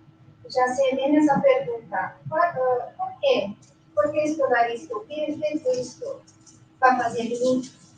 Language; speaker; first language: Spanish; non-native, learner; Portuguese